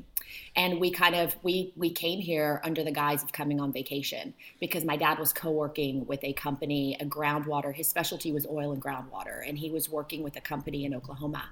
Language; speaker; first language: English; early bilingual, other home language; Polish